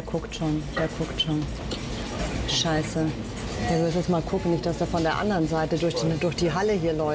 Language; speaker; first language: German; native; German